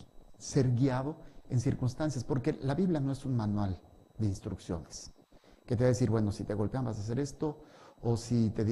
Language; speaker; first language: Spanish; native; Spanish